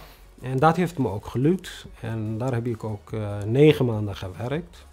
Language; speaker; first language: Dutch; non-native, fluent; Tigrinya